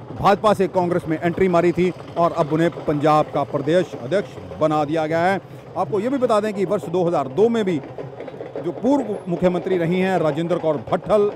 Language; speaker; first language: Hindi; non-native, local second language; Punjabi